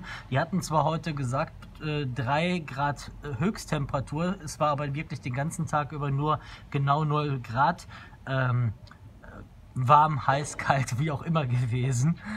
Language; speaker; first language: German; native; German